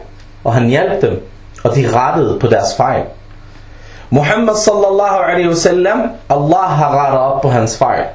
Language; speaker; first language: Danish; early bilingual, other home language; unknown